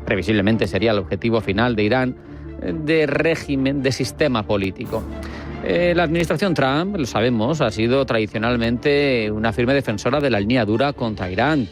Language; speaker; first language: Spanish; native; Spanish